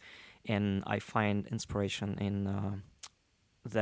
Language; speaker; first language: English; non-native, fluent; Russian